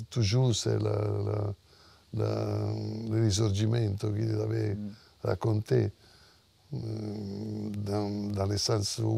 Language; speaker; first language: French; non-native, fluent; Italian